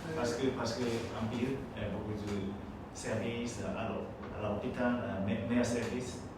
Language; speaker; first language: French; non-native, learner; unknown